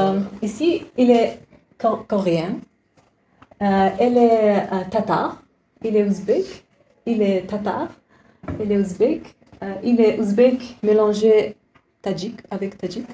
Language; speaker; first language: French; non-native, learner; Uzbek